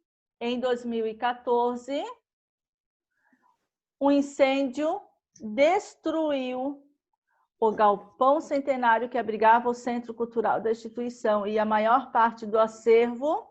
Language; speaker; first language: Portuguese; native; Portuguese